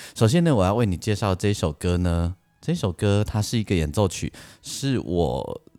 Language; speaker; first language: Chinese; native; Chinese